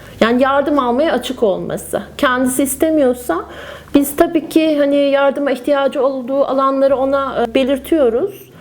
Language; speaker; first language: Turkish; native; Turkish